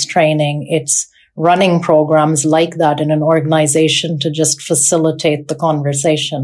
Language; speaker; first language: English; non-native, local second language; Urdu